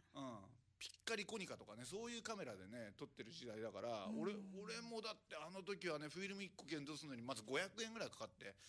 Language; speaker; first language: Japanese; native; Japanese